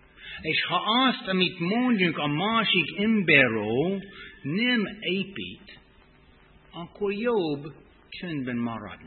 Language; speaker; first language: Hungarian; non-native, fluent; English